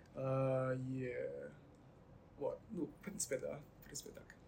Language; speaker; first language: Russian; non-native, fluent; Chinese